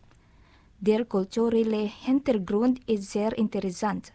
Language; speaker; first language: German; non-native, learner; Filipino